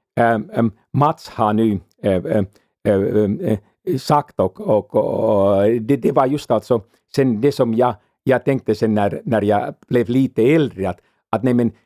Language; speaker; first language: Swedish; non-native, fluent; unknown